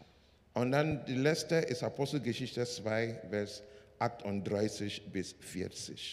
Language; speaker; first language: German; non-native, learner; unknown